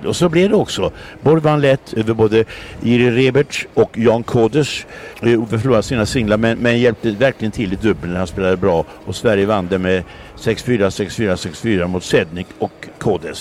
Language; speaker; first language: Swedish; native; Swedish